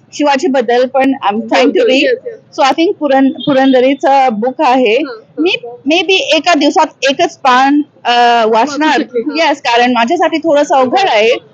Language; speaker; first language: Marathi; early bilingual, heritage; Marathi